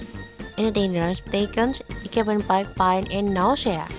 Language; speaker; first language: Dutch; non-native, learner; Indonesian